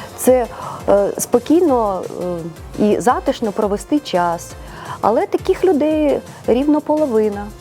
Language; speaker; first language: Ukrainian; non-native, local second language; Russian